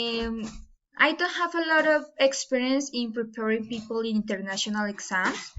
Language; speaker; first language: English; non-native, learner; Spanish